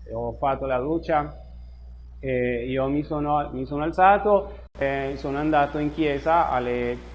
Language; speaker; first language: Italian; non-native, fluent; Spanish